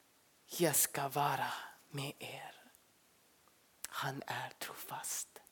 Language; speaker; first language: Swedish; non-native, fluent; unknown